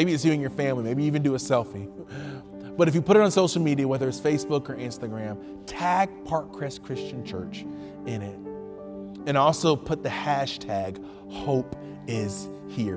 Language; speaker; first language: English; native; English